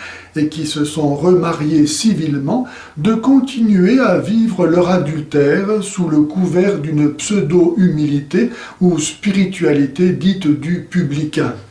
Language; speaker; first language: French; native; French